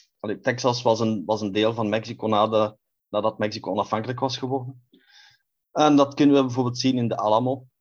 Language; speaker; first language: Dutch; native; Dutch